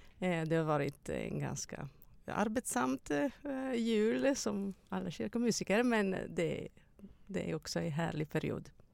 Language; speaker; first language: Swedish; non-native, fluent; Italian